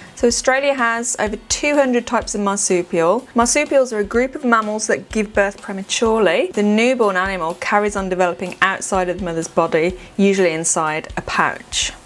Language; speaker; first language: English; native; English